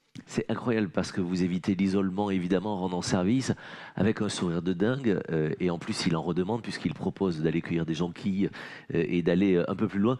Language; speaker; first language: French; native; French